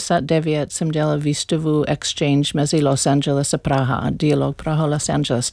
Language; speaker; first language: Czech; non-native, learner; English